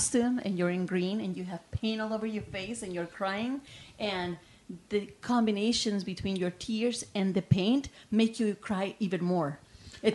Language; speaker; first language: English; non-native, fluent; Spanish